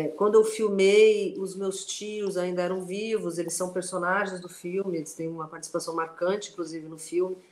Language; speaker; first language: Portuguese; non-native, local second language; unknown